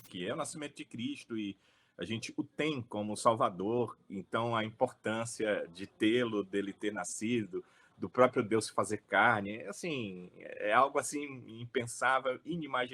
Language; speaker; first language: Portuguese; native; Portuguese